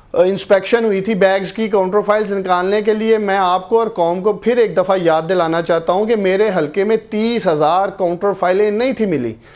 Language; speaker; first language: Urdu; non-native, local second language; Punjabi